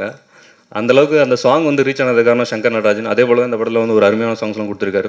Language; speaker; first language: Tamil; native; Tamil